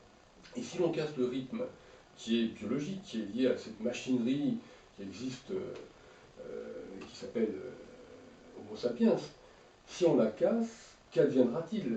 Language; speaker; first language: French; native; French